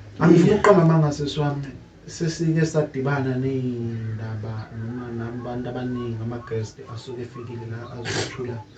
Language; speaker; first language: Zulu; native; Zulu